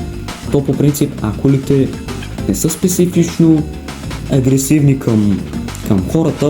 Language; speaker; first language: Bulgarian; native; Bulgarian